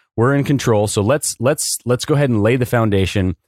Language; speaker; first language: English; native; English